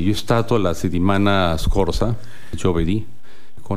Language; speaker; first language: Italian; non-native, learner; Spanish